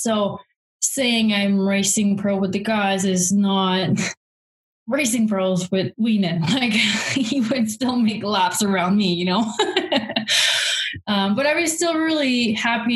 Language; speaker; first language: English; native; English